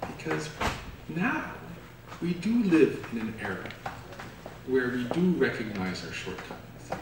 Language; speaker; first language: English; native; English